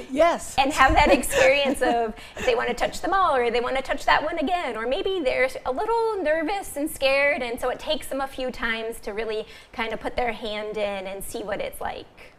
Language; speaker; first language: English; native; English